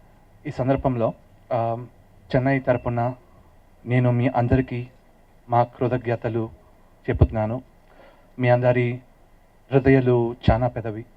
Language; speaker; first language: Telugu; non-native, learner; Tamil